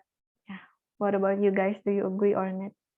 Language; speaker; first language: English; non-native, learner; Indonesian